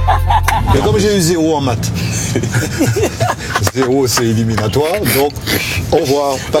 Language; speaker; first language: French; native; French